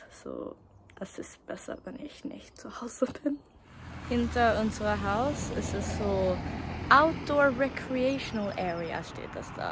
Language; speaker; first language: German; non-native, learner; Swedish